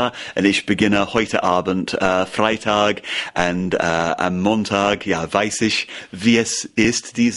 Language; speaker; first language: German; non-native, learner; English